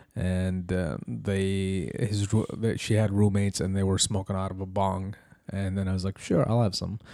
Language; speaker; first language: English; early bilingual, other home language; Arabic